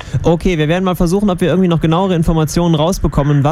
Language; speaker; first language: German; native; German